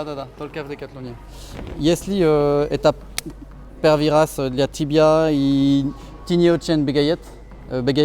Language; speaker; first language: Russian; non-native, learner; French